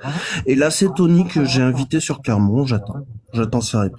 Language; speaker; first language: French; native; French